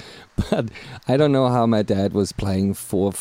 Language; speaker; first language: English; non-native, fluent; German